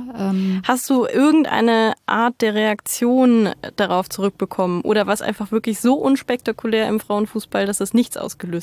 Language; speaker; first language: German; native; German